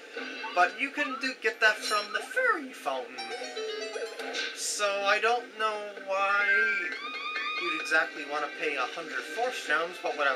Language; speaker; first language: English; native; English